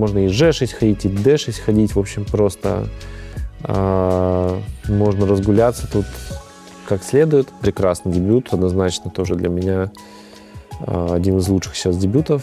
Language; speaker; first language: Russian; native; Russian